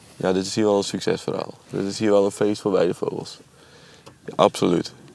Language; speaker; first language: Dutch; native; Dutch